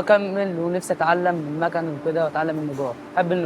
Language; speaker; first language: Arabic; native; Arabic